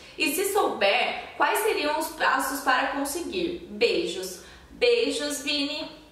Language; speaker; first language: Portuguese; native; Portuguese